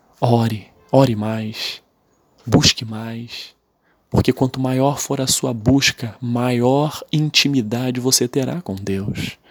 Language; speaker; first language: Portuguese; native; Portuguese